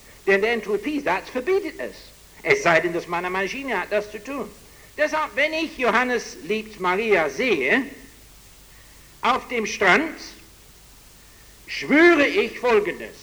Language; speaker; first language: German; non-native, fluent; English